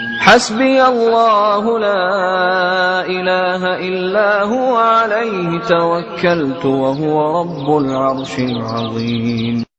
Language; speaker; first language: Arabic; native; Arabic